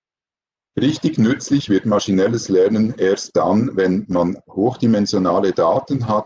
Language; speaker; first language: German; native; German